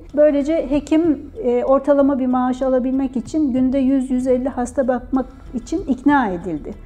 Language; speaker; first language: Turkish; native; Turkish